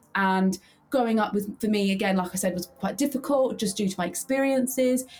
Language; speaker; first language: English; early bilingual, heritage; English